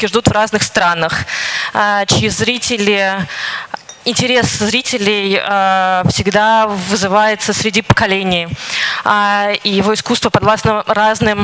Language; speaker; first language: Russian; native; Russian